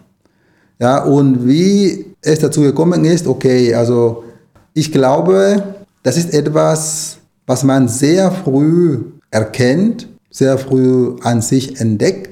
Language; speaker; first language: German; non-native, fluent; Spanish